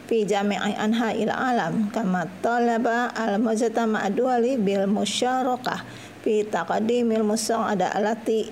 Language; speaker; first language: Arabic; non-native, learner; Indonesian